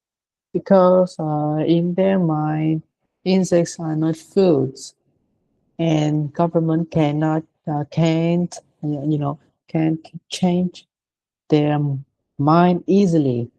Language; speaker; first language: English; non-native, learner; Vietnamese